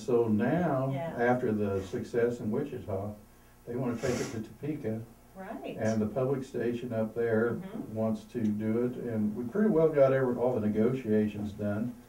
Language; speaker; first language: English; native; English